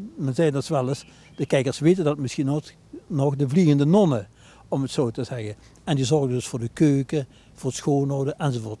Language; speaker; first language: Dutch; native; Dutch